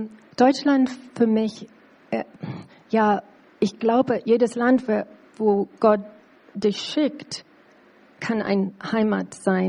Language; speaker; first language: German; non-native, learner; English